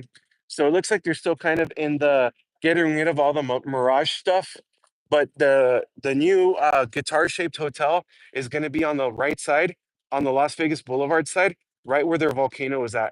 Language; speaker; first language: English; native; English